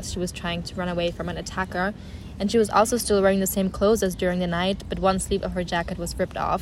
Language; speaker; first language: English; non-native, fluent; German